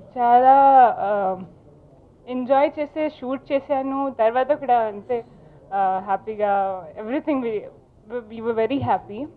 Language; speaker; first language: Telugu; non-native, fluent; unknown